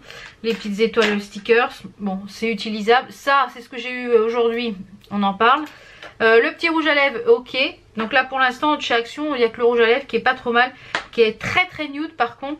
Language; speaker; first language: French; native; French